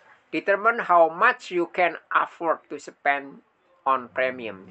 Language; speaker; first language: English; non-native, learner; Indonesian